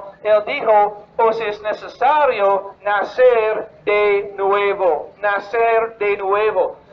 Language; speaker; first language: Spanish; non-native, fluent; English